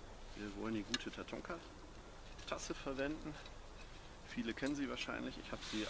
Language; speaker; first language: German; native; German